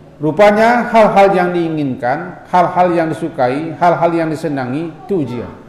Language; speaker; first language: Malay; non-native, local second language; Minangkabau